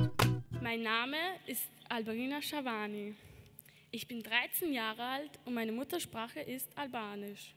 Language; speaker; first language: German; early bilingual, other home language; Albanian